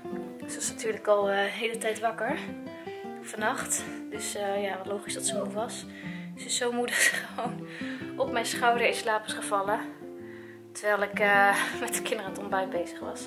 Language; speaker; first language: Dutch; native; Dutch